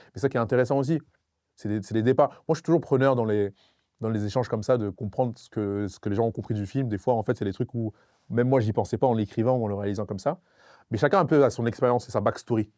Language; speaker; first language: French; non-native, local second language; Sango